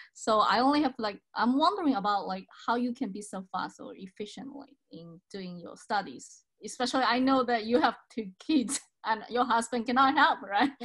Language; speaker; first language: English; non-native, fluent; Portuguese